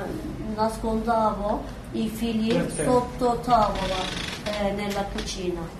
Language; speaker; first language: Italian; non-native, learner; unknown